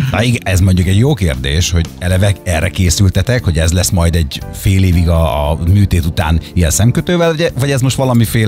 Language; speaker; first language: Hungarian; native; Hungarian